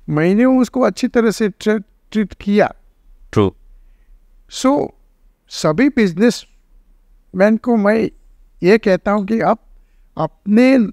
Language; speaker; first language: Hindi; non-native, local second language; Gujarati